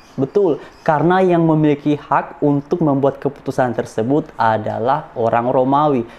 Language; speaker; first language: Indonesian; non-native, local second language; Nias